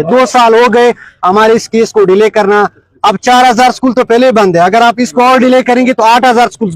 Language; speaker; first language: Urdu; non-native, local second language; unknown